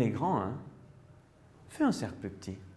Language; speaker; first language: French; native; French